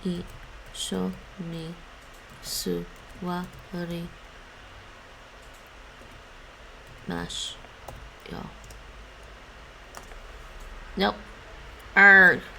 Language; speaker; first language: Japanese; non-native, learner; English